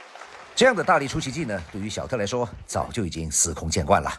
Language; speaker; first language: Chinese; native; Chinese